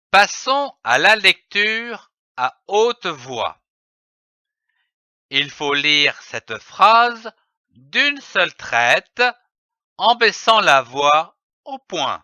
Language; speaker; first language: French; native; French